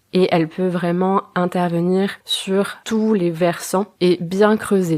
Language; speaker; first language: French; native; French